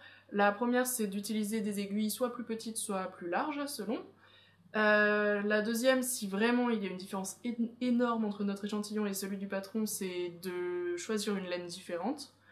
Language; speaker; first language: French; native; French